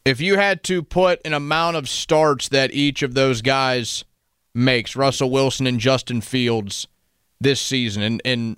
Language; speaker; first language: English; native; English